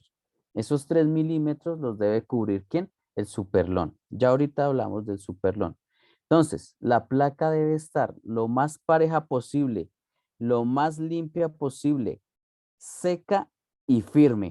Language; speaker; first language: Spanish; native; Spanish